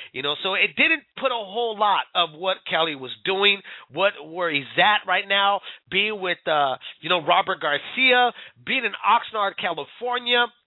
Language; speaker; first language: English; early bilingual, other home language; Spanish